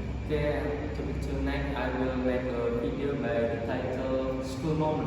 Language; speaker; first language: English; non-native, learner; Indonesian